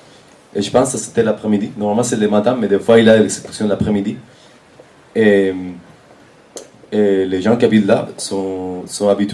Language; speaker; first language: French; non-native, fluent; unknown